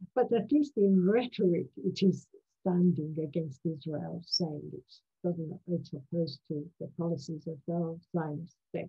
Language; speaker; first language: English; non-native, fluent; Persian